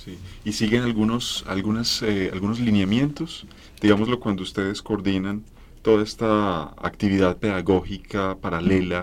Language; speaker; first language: Spanish; native; Spanish